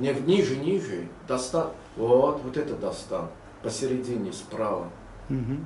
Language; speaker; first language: Russian; non-native, local second language; Azerbaijani